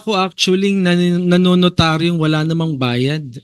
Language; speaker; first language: Filipino; native; Filipino